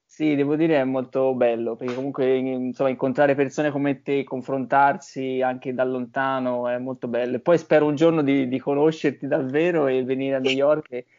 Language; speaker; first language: Italian; native; Italian